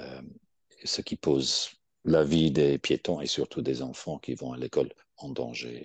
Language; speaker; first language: French; non-native, fluent; English